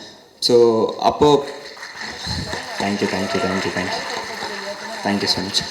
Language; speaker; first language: Tamil; non-native, learner; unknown